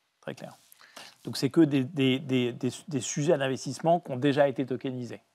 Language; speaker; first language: French; native; French